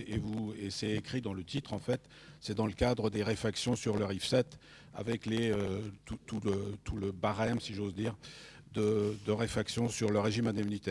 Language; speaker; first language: French; native; French